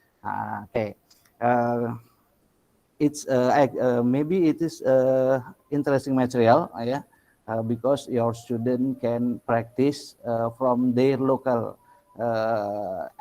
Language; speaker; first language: English; non-native, local second language; Indonesian